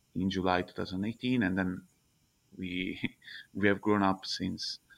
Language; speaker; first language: English; non-native, fluent; Italian